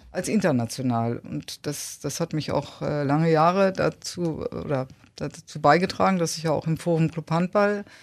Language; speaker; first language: German; native; German